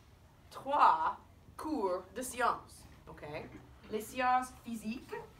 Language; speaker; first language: French; non-native, fluent; English